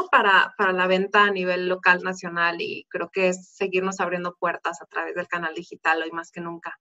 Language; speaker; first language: Spanish; native; Spanish